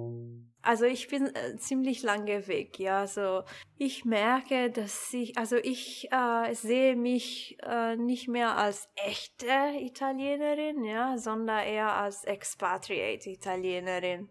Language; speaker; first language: German; non-native, local second language; Italian